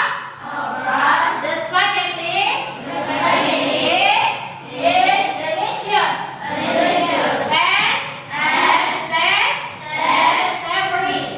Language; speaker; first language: English; non-native, learner; Indonesian